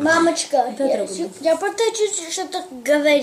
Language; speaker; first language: Russian; early bilingual, heritage; English